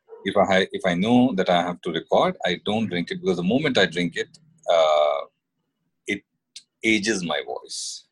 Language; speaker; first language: English; non-native, local second language; Hindi